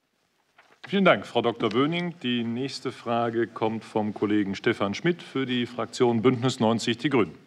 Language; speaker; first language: German; native; German